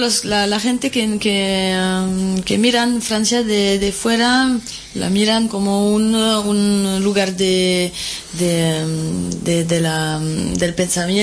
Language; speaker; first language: Spanish; non-native, fluent; French